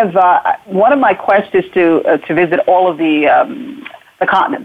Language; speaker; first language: English; native; English